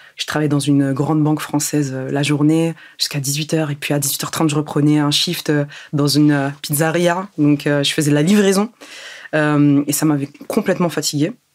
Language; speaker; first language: French; early bilingual, other home language; Arabic